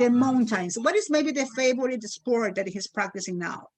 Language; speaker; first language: English; non-native, fluent; Spanish